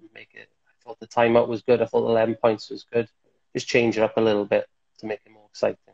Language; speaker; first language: English; native; English